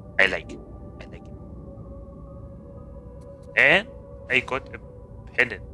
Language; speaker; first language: English; non-native, fluent; German